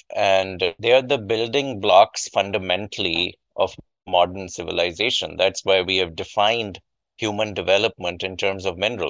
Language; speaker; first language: English; non-native, local second language; Urdu